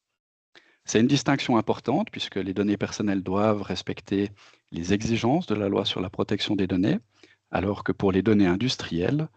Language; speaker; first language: French; native; French